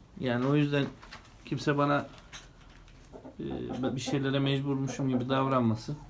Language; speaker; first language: Turkish; native; Turkish